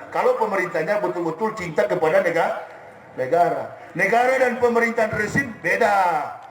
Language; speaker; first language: Indonesian; native; Indonesian